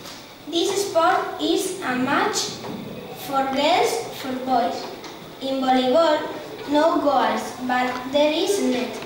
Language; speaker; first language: English; non-native, learner; Spanish